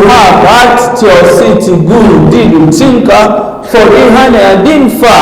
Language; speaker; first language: Swedish; non-native, learner; French